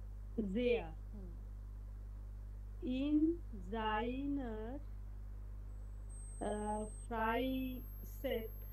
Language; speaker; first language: German; non-native, learner; Bangla